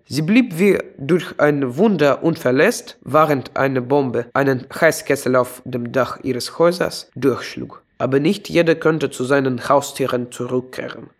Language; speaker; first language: German; non-native, fluent; Russian